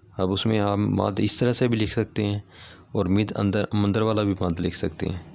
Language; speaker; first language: Urdu; non-native, local second language; Punjabi